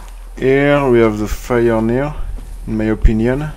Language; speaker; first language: English; non-native, learner; French